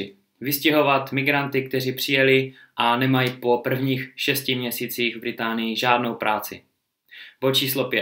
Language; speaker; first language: Czech; native; Czech